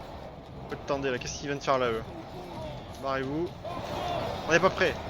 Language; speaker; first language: French; native; French